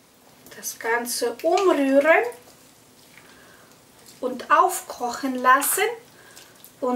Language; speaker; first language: German; non-native, fluent; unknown